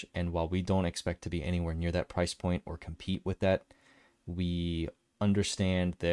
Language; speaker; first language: English; native; English